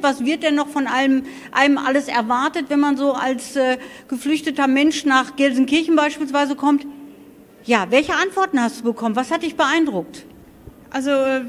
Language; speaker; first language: German; native; German